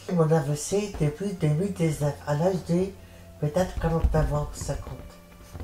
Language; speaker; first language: French; non-native, learner; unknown